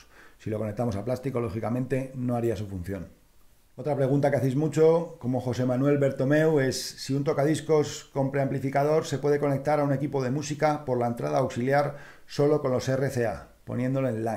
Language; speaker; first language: Spanish; native; Spanish